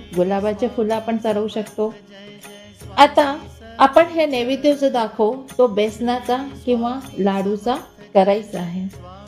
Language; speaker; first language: Marathi; non-native, local second language; Hindi